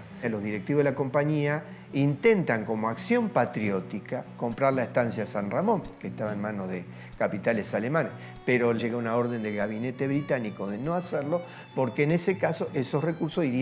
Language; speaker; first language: Spanish; native; Spanish